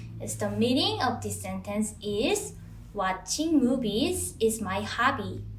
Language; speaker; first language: English; non-native, fluent; Korean